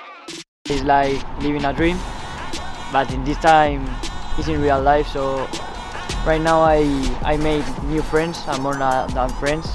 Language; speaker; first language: English; non-native, learner; Spanish